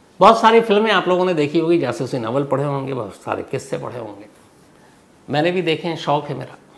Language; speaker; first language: Hindi; native; Hindi